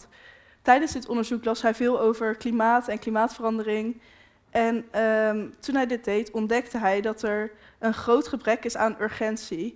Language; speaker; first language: Dutch; native; Dutch